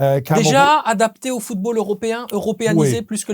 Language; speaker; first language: French; native; French